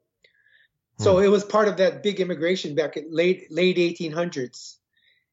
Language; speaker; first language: English; native; English